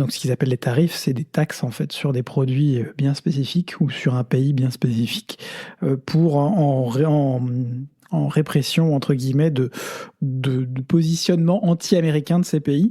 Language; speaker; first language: French; native; French